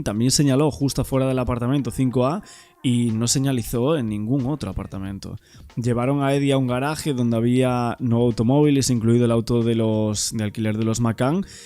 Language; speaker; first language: Spanish; native; Spanish